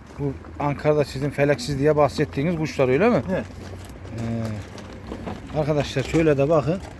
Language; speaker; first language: Turkish; native; Turkish